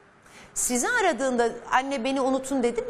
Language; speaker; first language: Turkish; native; Turkish